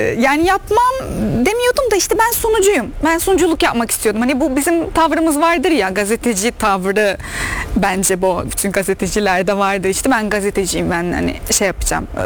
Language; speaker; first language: Turkish; non-native, fluent; Arabic